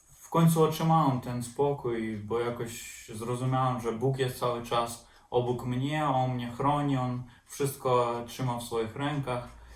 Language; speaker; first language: Polish; non-native, fluent; Ukrainian